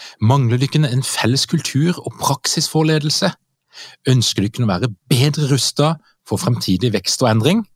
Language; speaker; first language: Norwegian; native; Norwegian